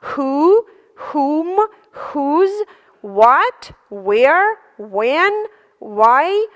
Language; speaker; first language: English; non-native, fluent; Russian